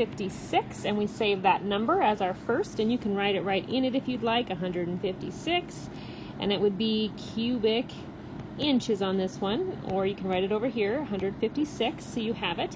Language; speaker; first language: English; native; English